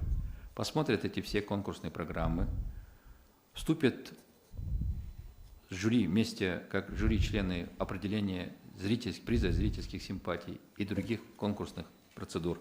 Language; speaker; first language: Russian; native; Russian